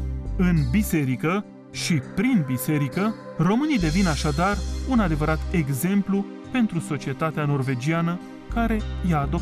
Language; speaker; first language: Romanian; native; Romanian